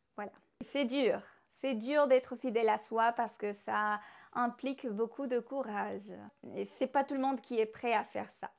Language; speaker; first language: French; non-native, fluent; Spanish